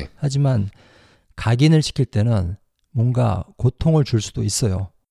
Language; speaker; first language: Korean; native; Korean